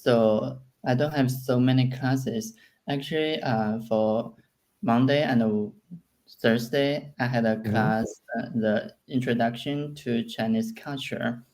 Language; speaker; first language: English; non-native, learner; Chinese